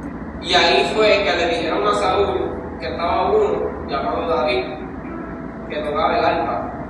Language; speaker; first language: Spanish; native; Spanish